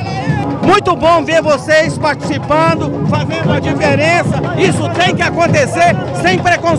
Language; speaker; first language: Portuguese; native; Portuguese